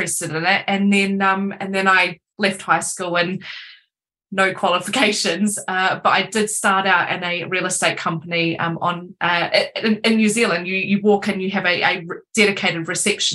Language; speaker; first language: English; native; English